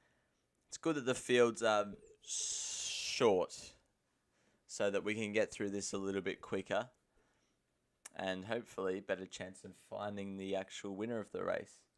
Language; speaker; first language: English; native; English